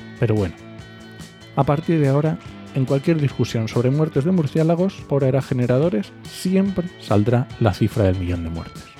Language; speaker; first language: Spanish; native; Spanish